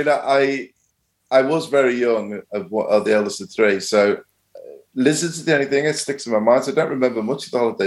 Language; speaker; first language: English; native; English